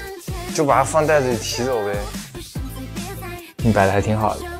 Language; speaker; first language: Chinese; native; Chinese